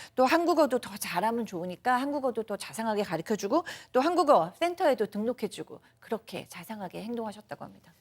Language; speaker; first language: Korean; native; Korean